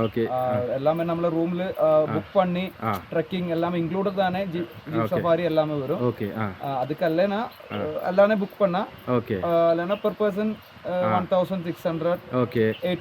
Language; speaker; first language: Tamil; non-native, local second language; Malayalam